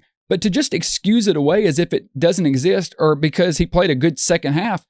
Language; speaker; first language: English; native; English